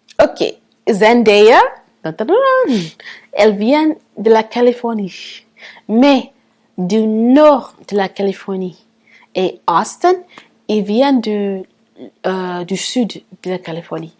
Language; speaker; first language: French; non-native, fluent; English